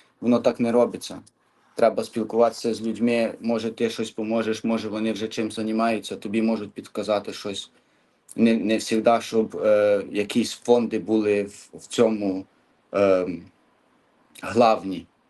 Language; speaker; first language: Ukrainian; native; Ukrainian